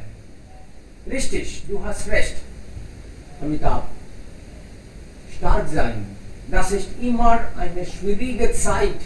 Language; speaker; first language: German; non-native, learner; Hindi